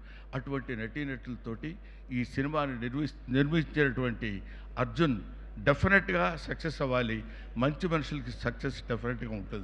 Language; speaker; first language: Telugu; native; Telugu